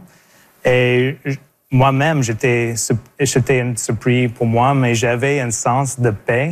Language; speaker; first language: French; non-native, local second language; English